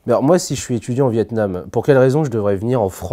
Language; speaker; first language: French; native; French